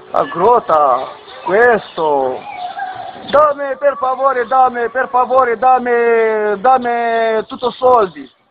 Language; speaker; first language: Italian; non-native, learner; Romanian